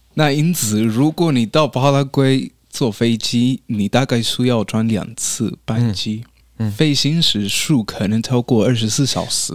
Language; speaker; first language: Chinese; non-native, fluent; Spanish